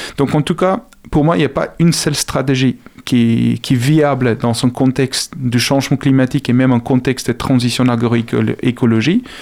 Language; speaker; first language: French; non-native, fluent; Afrikaans